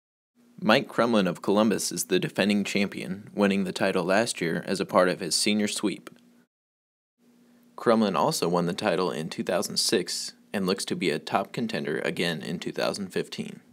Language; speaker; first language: English; native; English